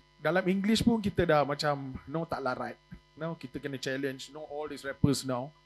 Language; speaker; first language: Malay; non-native, local second language; Tamil